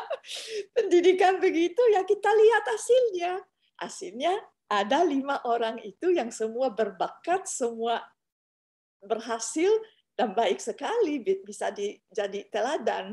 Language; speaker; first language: Indonesian; non-native, fluent; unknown